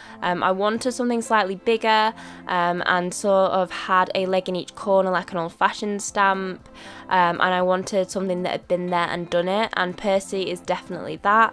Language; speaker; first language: English; native; English